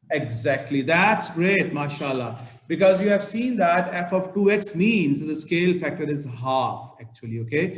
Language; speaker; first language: English; non-native, local second language; Urdu